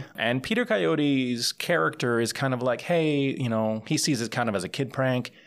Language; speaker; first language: English; early bilingual, other home language; Spanish